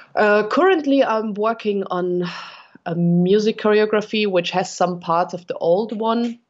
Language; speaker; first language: English; non-native, fluent; German